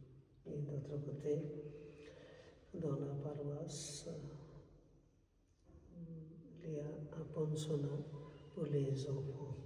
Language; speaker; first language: French; non-native, fluent; Bangla